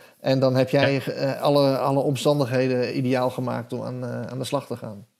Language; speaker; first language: Dutch; native; Dutch